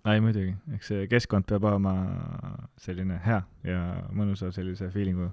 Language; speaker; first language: Estonian; native; Estonian